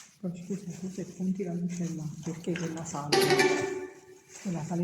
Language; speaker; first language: Italian; native; Italian